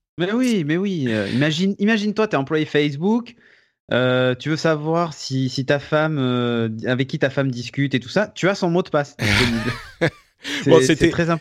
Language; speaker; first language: French; native; French